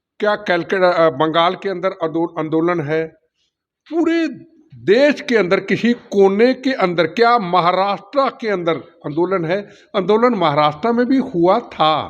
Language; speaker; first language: Hindi; non-native, local second language; Punjabi